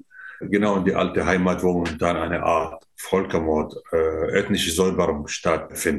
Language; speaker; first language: German; non-native, fluent; Arabic